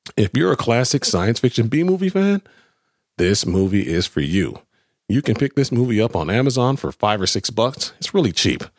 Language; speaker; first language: English; native; English